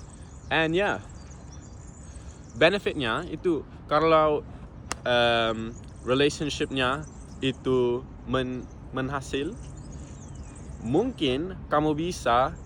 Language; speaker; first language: Indonesian; non-native, fluent; English